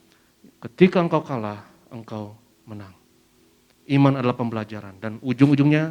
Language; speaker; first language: Indonesian; native; Indonesian